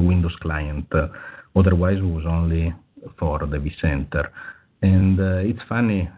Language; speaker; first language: English; non-native, fluent; Italian